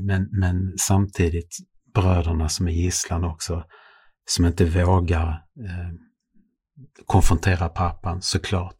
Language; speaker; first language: Swedish; native; Swedish